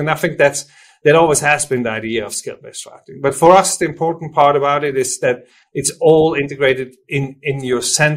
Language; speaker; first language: English; non-native, fluent; German